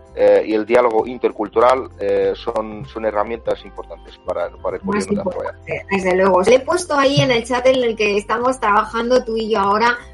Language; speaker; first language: Spanish; non-native, fluent; Azerbaijani